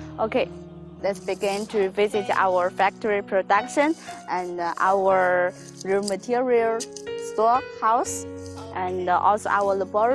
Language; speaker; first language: English; non-native, learner; Chinese